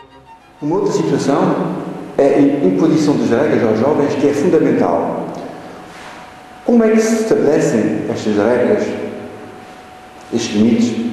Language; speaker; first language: Portuguese; native; Portuguese